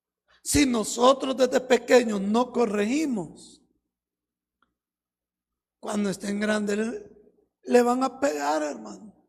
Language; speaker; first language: Spanish; native; Spanish